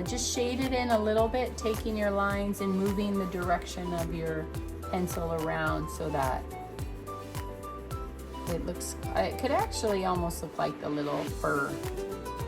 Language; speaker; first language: English; native; English